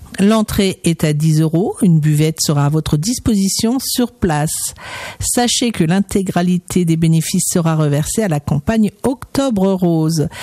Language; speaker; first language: French; native; French